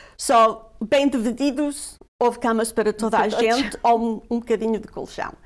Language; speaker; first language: Portuguese; native; Portuguese